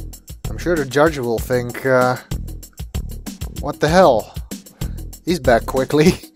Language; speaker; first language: English; native; English